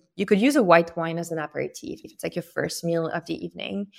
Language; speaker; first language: English; non-native, fluent; French